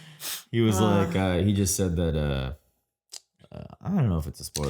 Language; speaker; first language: English; native; English